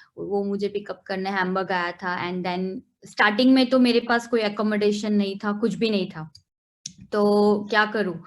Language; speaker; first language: Hindi; non-native, local second language; Gujarati